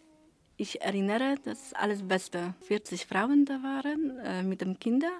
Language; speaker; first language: German; non-native, learner; Polish